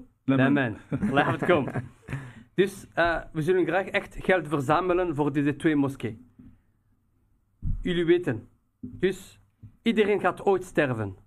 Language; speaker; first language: Dutch; non-native, fluent; Riffian